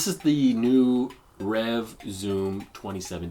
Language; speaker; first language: English; native; English